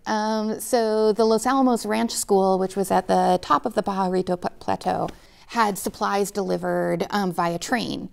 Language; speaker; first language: English; native; English